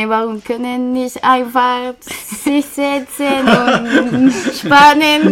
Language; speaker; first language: German; non-native, learner; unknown